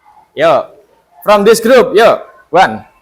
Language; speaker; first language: English; non-native, fluent; Indonesian